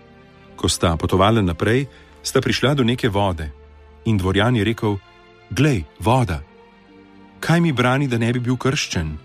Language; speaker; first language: Slovenian; native; Slovenian